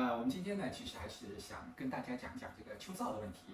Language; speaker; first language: Chinese; native; Chinese